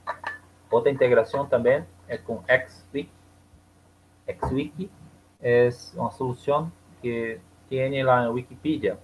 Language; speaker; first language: Spanish; non-native, learner; Portuguese